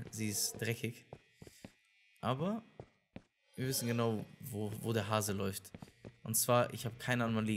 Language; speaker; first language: German; native; German